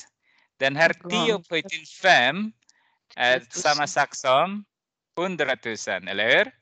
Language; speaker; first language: Swedish; non-native, fluent; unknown